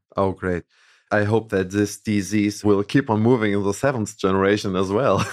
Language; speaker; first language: English; non-native, fluent; German